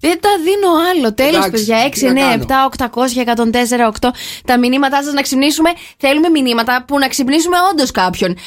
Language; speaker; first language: Greek; native; Greek